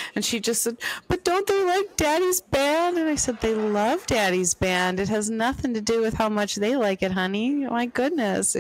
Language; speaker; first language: English; native; English